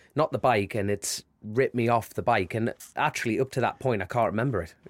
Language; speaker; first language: English; native; English